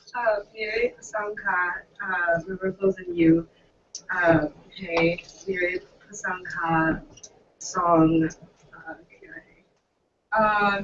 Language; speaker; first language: Hindi; non-native, learner; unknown